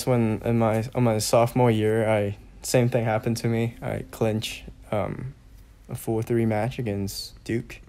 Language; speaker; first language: English; non-native, local second language; Cantonese